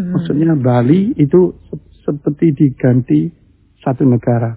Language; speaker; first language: Indonesian; early bilingual, heritage; Chinese